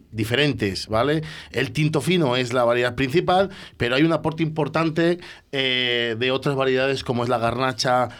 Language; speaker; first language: Spanish; native; Spanish